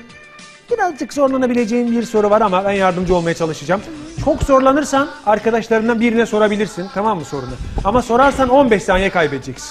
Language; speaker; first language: Turkish; native; Turkish